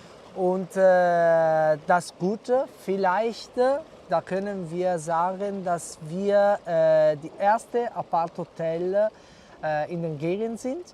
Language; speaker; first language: German; non-native, fluent; Italian